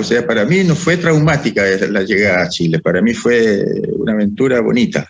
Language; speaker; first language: Spanish; early bilingual, other home language; Italian